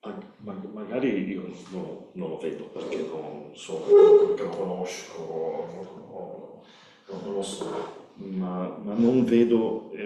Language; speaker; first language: Italian; non-native, learner; Spanish